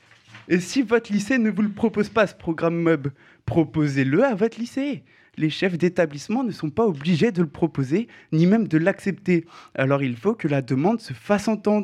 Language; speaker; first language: French; native; French